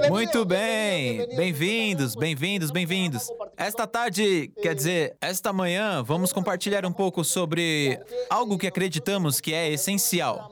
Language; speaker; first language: Portuguese; non-native, fluent; Spanish